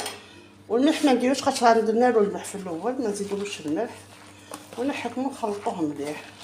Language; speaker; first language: Arabic; native; Arabic